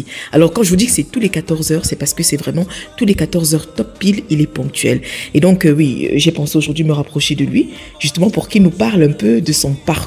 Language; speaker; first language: French; native; French